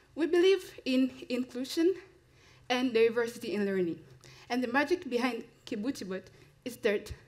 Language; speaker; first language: English; non-native, local second language; Swahili